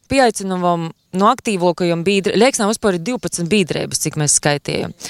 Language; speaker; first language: Latvian; native; Latvian